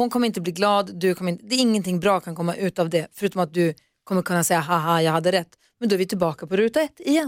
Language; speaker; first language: Swedish; native; Swedish